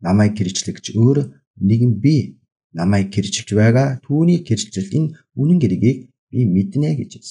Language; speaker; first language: Mongolian; non-native, fluent; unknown